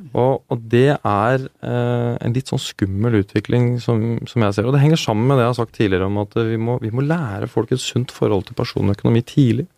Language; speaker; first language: Norwegian; native; Norwegian